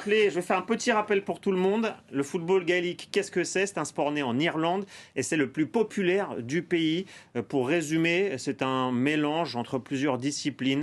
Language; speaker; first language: French; native; French